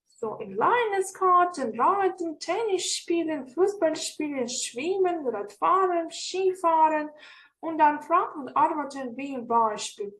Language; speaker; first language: German; non-native, fluent; Ukrainian